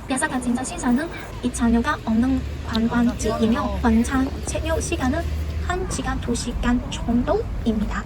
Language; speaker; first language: Korean; non-native, learner; Cantonese